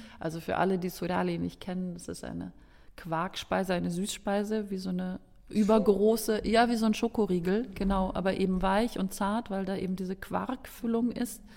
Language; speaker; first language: German; early bilingual, other home language; Lithuanian